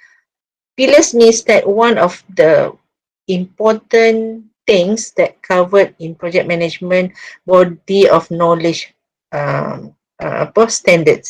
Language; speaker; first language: English; non-native, local second language; Malay